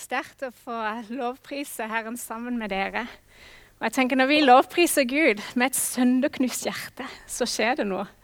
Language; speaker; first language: Norwegian; non-native, fluent; English